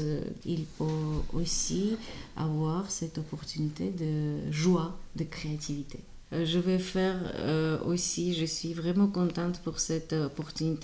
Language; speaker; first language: French; non-native, fluent; Armenian